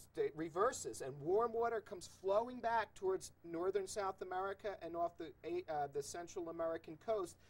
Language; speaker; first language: English; native; English